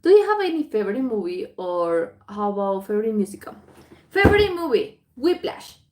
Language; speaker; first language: English; non-native, fluent; Spanish